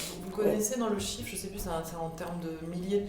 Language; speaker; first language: French; native; French